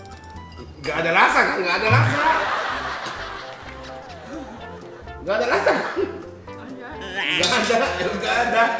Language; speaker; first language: Indonesian; non-native, fluent; Japanese